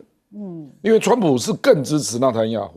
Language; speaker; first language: Chinese; native; Chinese